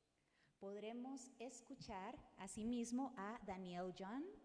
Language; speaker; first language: Spanish; native; Spanish